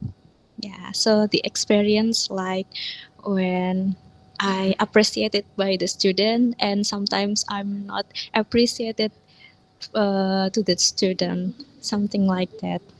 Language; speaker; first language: English; non-native, learner; Indonesian